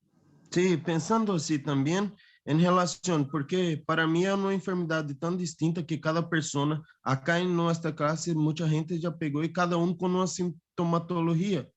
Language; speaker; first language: Spanish; non-native, fluent; Portuguese